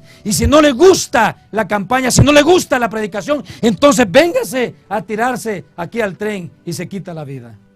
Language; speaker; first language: Spanish; native; Spanish